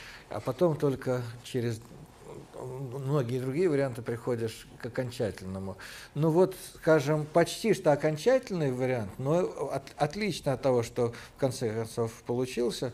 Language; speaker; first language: Russian; native; Russian